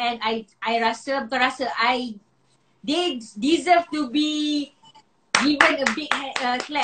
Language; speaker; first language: English; non-native, local second language; Malay